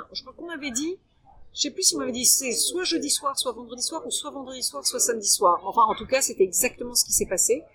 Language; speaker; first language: French; early bilingual, heritage; French